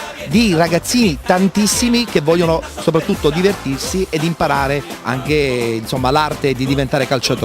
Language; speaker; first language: Italian; native; Italian